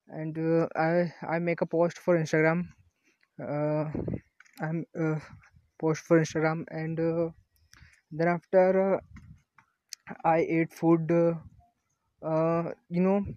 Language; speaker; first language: English; non-native, learner; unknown